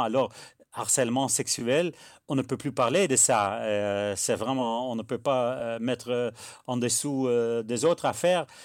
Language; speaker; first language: French; non-native, fluent; Dutch